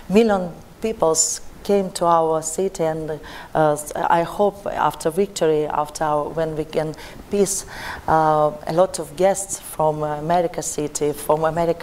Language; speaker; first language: English; non-native, learner; Ukrainian